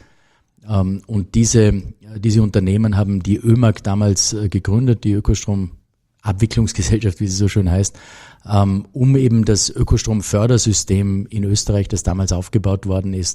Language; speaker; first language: German; native; German